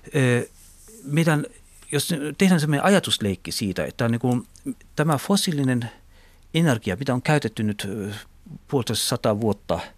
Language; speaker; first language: Finnish; non-native, local second language; Swedish